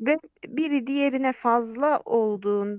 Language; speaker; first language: Turkish; native; Turkish